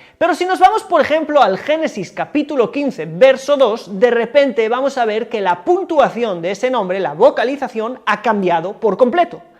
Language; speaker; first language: Spanish; native; Spanish